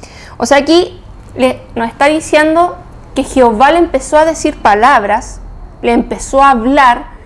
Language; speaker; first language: Spanish; native; Spanish